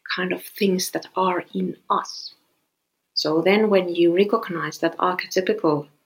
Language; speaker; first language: English; non-native, fluent; Finnish